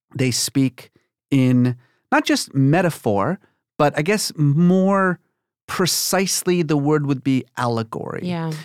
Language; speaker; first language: English; early bilingual, other home language; Persian